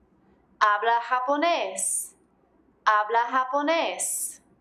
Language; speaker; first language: Spanish; non-native, fluent; English